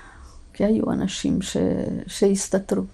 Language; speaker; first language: Hebrew; non-native, fluent; Polish